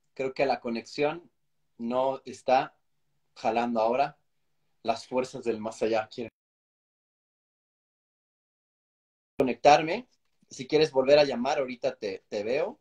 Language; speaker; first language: Spanish; native; Spanish